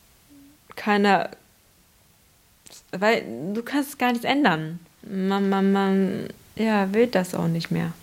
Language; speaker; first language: German; non-native, fluent; Chinese